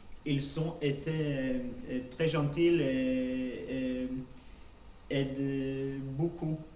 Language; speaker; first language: French; non-native, learner; Norwegian